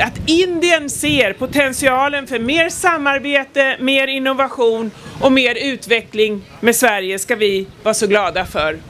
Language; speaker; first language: Swedish; native; Swedish